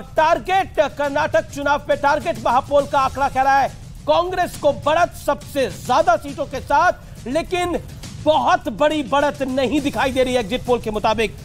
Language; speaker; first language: Hindi; native; Hindi